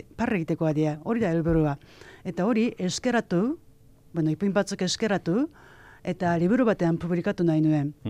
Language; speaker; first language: Basque; non-native, fluent; Japanese